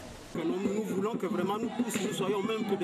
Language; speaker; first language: French; non-native, local second language; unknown